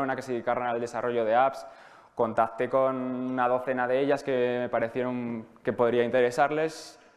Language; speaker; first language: Spanish; native; Spanish